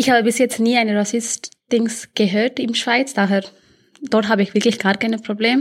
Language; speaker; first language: German; early bilingual, other home language; Tamil